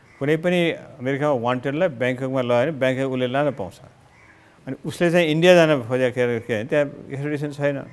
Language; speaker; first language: Nepali; native; Nepali